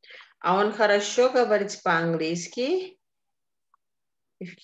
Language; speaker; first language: Russian; non-native, fluent; Indonesian